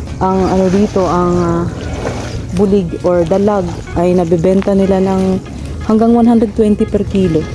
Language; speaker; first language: Filipino; non-native, local second language; Waray